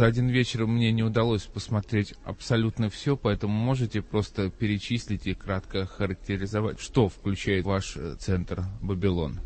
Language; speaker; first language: Russian; native; Russian